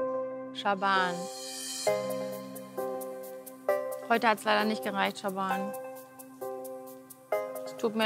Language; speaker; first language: German; native; German